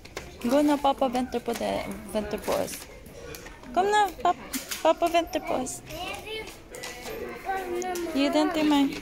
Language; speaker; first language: Norwegian; non-native, fluent; Filipino